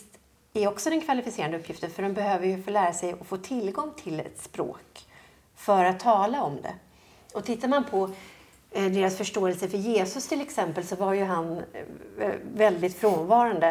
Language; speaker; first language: Swedish; native; Swedish